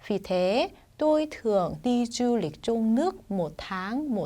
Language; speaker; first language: Vietnamese; non-native, fluent; Korean